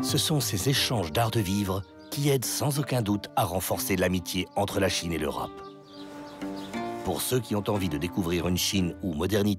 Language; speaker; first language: French; native; French